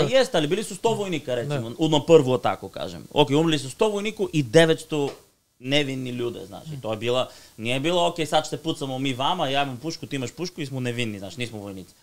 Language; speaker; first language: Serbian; non-native, learner; Bulgarian